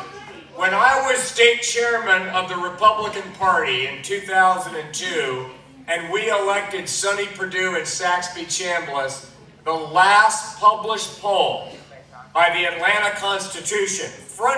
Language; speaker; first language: English; native; English